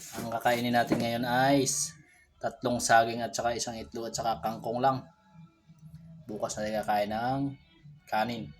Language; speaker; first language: Filipino; non-native, local second language; Cebuano